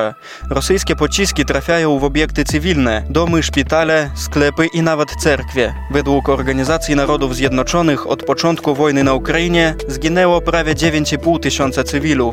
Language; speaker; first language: Polish; native; Polish